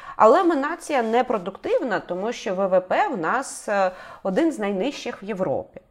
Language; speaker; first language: Ukrainian; native; Ukrainian